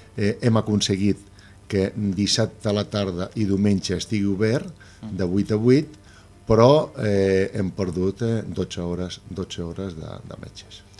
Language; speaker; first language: Catalan; non-native, local second language; Spanish